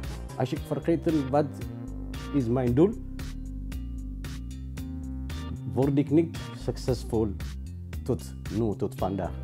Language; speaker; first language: Dutch; non-native, learner; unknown